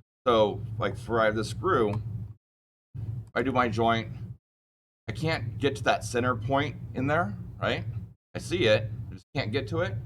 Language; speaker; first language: English; native; English